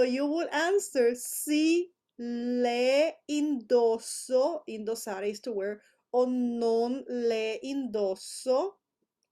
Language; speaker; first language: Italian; non-native, fluent; Spanish